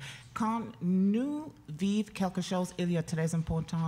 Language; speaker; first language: French; non-native, learner; English